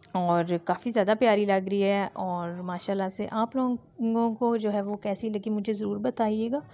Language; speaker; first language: Hindi; native; Hindi